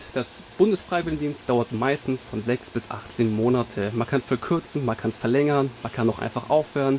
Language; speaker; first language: German; native; German